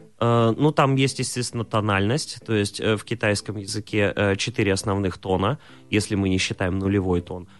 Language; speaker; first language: Russian; native; Russian